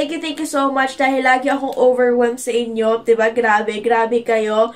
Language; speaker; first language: Filipino; native; Filipino